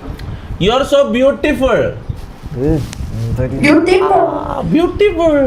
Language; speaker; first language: English; non-native, local second language; Malayalam